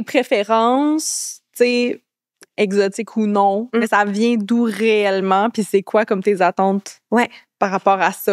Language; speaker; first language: French; native; French